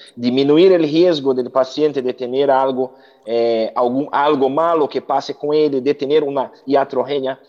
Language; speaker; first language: Spanish; non-native, learner; Portuguese